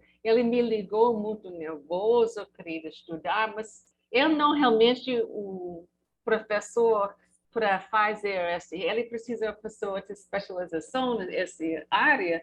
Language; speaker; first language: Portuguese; non-native, learner; English